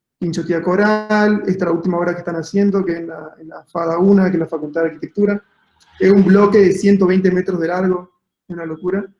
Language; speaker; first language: Spanish; native; Spanish